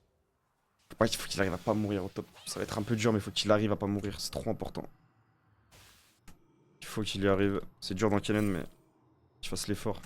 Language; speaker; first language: French; native; French